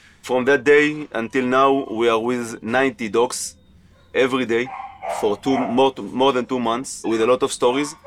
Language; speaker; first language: English; non-native, fluent; Hebrew